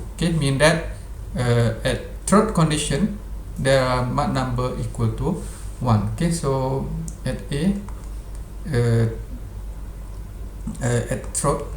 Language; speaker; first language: English; non-native, local second language; Malay